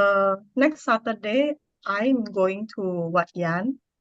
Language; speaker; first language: English; non-native, learner; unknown